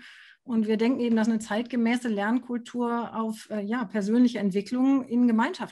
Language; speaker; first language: German; native; German